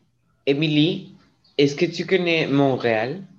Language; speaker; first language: French; non-native, learner; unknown